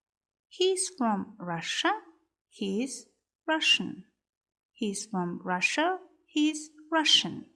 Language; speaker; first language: English; non-native, fluent; Kyrgyz